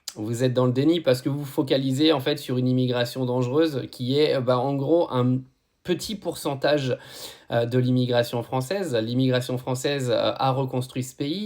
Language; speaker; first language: French; native; French